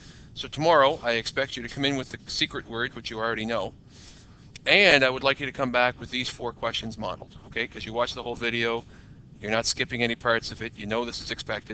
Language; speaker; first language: English; native; English